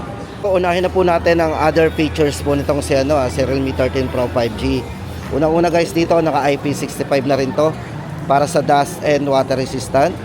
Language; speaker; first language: Filipino; native; Filipino